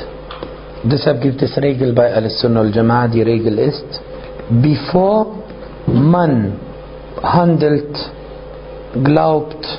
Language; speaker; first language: German; non-native, fluent; Arabic